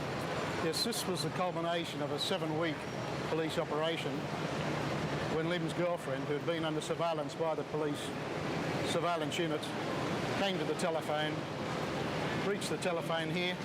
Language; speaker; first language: English; native; English